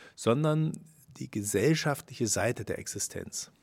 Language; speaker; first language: German; native; German